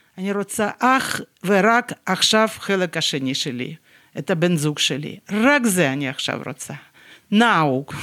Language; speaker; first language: Hebrew; non-native, fluent; Russian